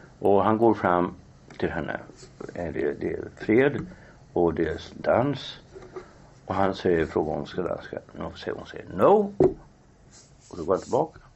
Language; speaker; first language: Swedish; native; Swedish